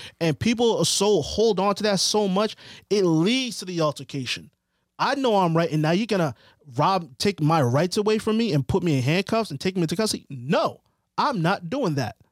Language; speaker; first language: English; early bilingual, other home language; Haitian Creole